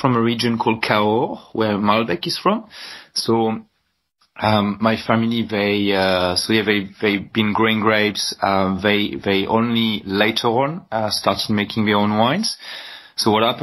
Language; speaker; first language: English; non-native, fluent; French